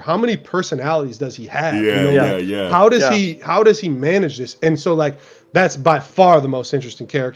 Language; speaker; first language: English; native; English